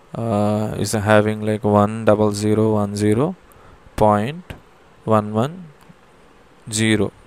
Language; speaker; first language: English; non-native, local second language; Telugu